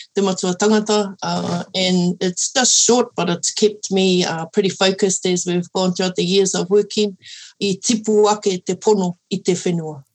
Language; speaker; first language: English; early bilingual, other home language; Māori